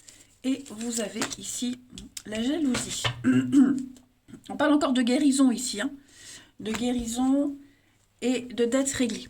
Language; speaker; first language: French; native; French